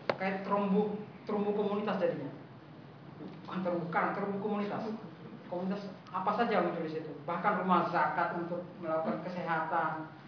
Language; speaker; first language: Indonesian; native; Indonesian